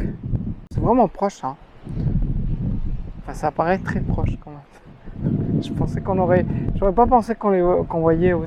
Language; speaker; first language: French; native; French